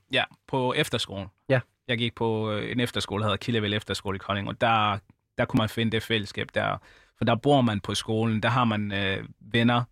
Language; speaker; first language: Danish; early bilingual, other home language; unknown